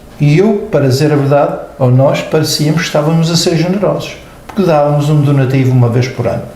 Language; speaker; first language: Portuguese; native; Portuguese